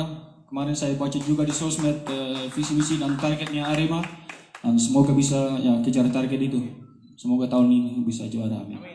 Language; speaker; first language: Indonesian; non-native, fluent; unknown